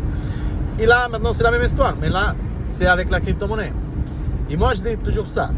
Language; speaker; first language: French; non-native, fluent; Portuguese